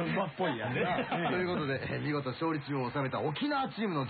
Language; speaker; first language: Japanese; native; Japanese